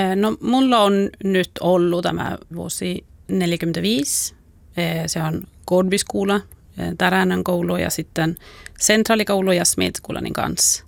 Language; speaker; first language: Finnish; non-native, local second language; Swedish